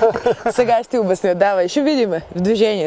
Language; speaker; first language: Bulgarian; native; Bulgarian